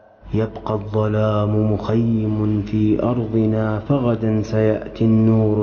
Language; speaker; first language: Arabic; native; Arabic